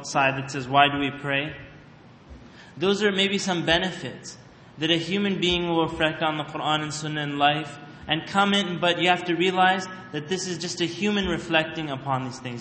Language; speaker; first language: English; native; English